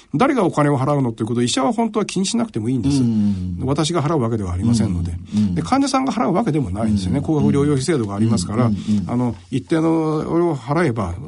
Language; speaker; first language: Japanese; native; Japanese